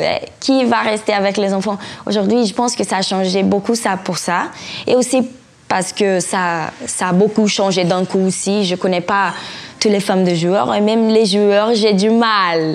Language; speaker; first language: French; non-native, fluent; Portuguese